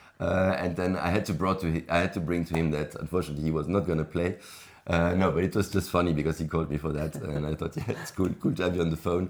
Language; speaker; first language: English; non-native, fluent; French